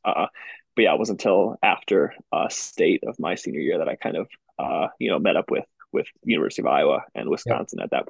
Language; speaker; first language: English; native; English